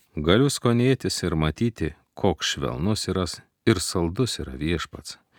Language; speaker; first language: Lithuanian; native; Lithuanian